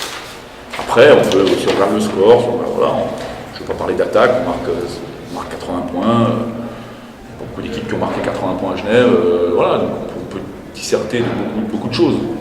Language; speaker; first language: French; native; French